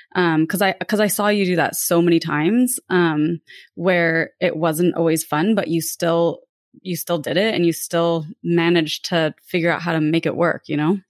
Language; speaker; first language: English; native; English